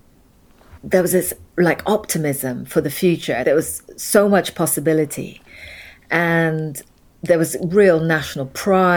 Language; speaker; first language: English; native; English